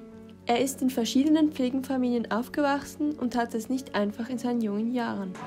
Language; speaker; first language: German; native; German